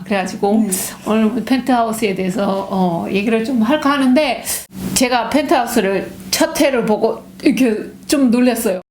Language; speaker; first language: Korean; early bilingual, heritage; Korean